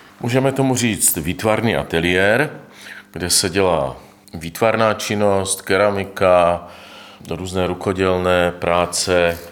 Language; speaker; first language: Czech; native; Czech